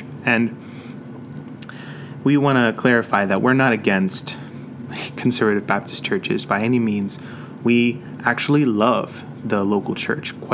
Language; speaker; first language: English; native; English